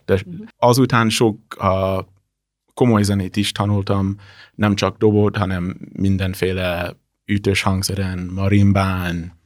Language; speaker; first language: Hungarian; non-native, fluent; English